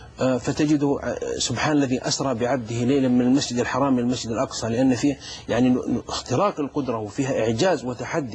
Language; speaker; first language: Arabic; native; Arabic